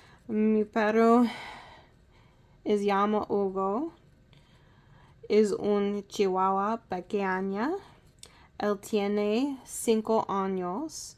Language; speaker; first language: Spanish; non-native, learner; English